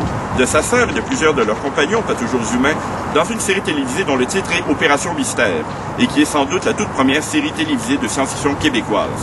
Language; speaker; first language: French; native; French